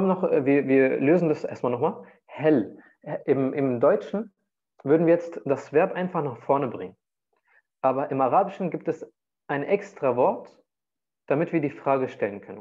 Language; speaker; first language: German; early bilingual, other home language; Turkish